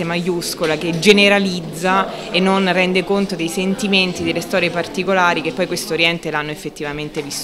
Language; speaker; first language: Italian; native; Italian